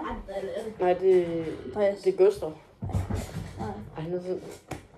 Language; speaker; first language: Danish; native; Danish